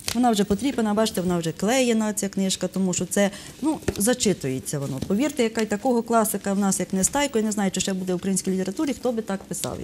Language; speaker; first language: Ukrainian; native; Ukrainian